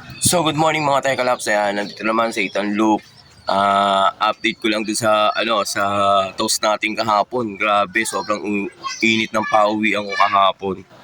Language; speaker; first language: Filipino; native; Filipino